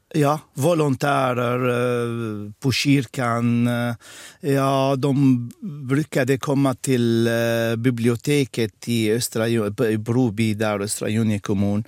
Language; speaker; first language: Swedish; non-native, fluent; Arabic